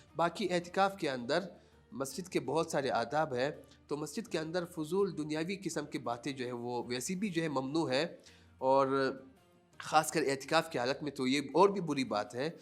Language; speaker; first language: Urdu; non-native, local second language; Pashto